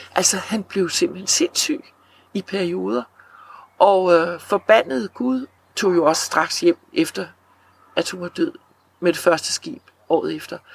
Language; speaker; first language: Danish; native; Danish